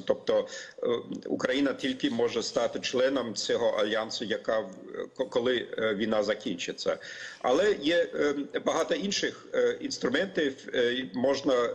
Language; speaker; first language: Ukrainian; non-native, fluent; German